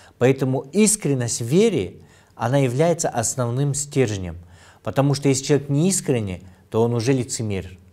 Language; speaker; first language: Russian; non-native, local second language; Kyrgyz